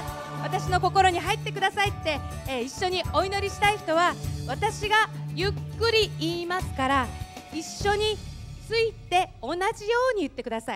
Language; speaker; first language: Japanese; native; Japanese